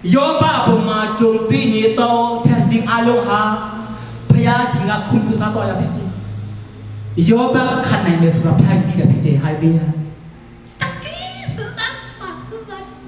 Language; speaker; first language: Burmese; non-native, local second language; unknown